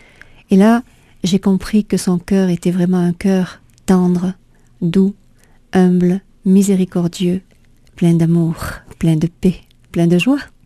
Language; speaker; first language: French; native; French